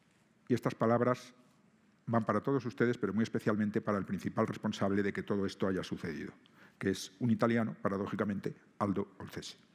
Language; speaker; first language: Spanish; native; Spanish